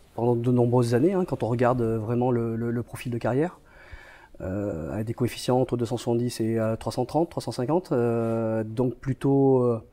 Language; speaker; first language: French; native; French